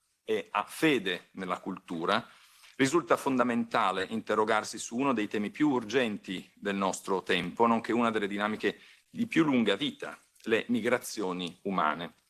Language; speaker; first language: Italian; native; Italian